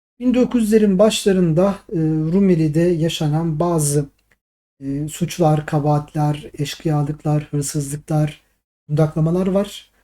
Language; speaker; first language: Turkish; native; Turkish